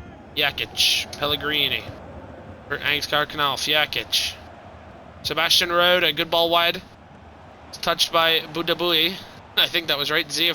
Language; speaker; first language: English; native; English